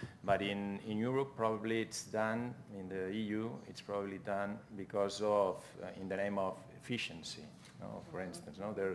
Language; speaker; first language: English; non-native, fluent; Catalan